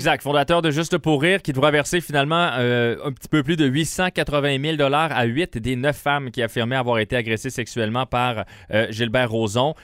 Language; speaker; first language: French; native; French